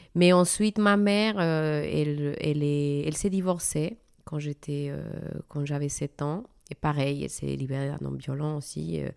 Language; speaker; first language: French; non-native, fluent; Spanish